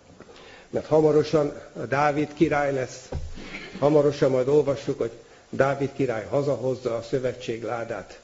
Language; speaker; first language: Hungarian; native; Hungarian